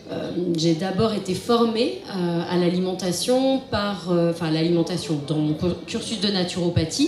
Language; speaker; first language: French; native; French